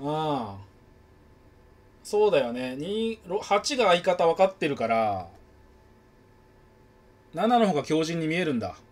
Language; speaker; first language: Japanese; native; Japanese